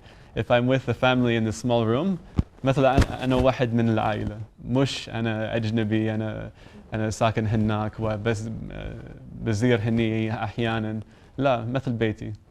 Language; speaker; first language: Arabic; non-native, learner; English